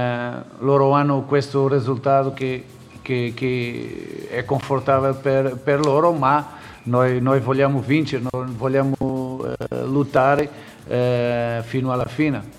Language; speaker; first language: Italian; non-native, learner; Portuguese